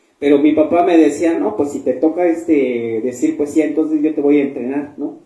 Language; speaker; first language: Spanish; non-native, local second language; Tzeltal